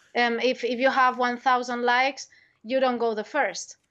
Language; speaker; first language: English; non-native, fluent; Spanish